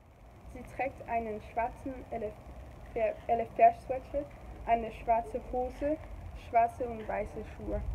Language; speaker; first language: German; non-native, learner; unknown